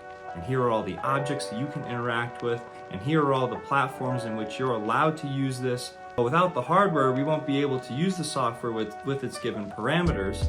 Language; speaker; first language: English; native; English